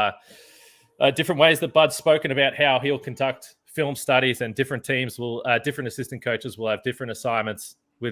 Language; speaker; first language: English; native; English